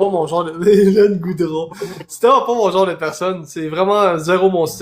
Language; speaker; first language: French; native; French